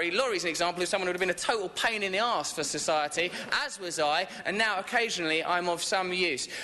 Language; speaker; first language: English; native; English